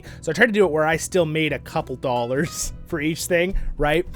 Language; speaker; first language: English; native; English